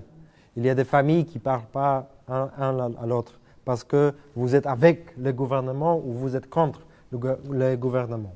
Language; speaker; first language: French; non-native, fluent; Polish